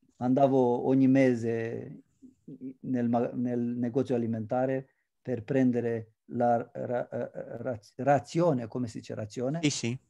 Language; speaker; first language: Italian; non-native, fluent; Romanian